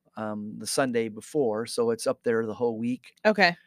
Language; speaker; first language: English; native; English